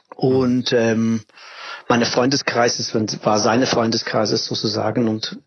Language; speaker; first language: German; non-native, fluent; English